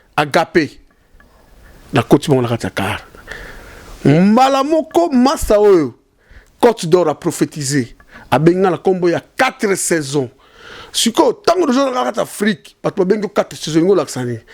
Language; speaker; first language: Lingala; non-native, local second language; Kongo